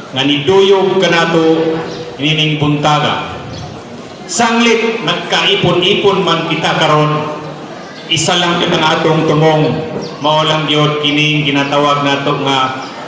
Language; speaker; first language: Cebuano; native; Cebuano